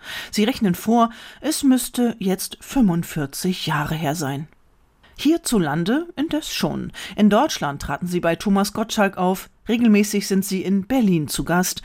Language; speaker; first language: German; native; German